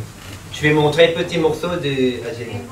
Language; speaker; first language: French; non-native, learner; Korean